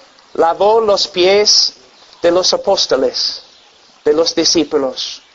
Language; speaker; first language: Spanish; non-native, fluent; English